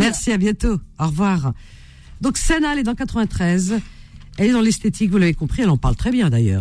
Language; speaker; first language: French; native; French